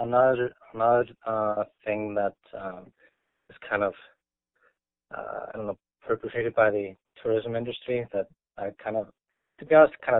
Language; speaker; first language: English; non-native, fluent; Icelandic